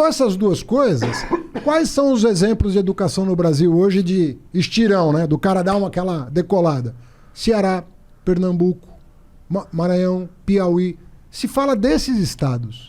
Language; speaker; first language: Portuguese; native; Portuguese